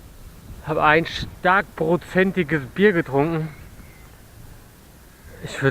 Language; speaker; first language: German; native; German